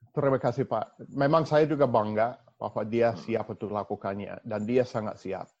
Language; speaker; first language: Indonesian; non-native, fluent; English